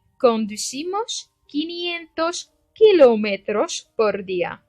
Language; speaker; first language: Spanish; non-native, fluent; Turkish